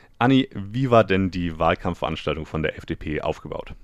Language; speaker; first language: German; native; German